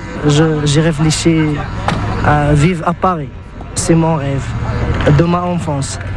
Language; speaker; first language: French; non-native, learner; Arabic